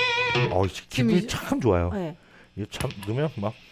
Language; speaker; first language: Korean; native; Korean